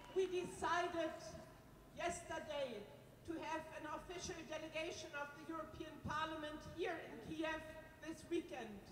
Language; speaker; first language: English; non-native, fluent; German